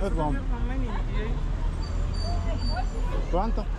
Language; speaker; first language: Portuguese; non-native, learner; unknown